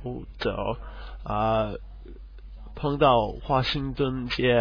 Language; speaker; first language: Chinese; non-native, learner; English